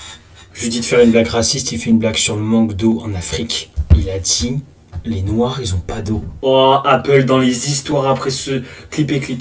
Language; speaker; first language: French; native; French